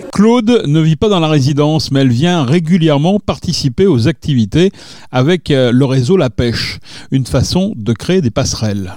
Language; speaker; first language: French; native; French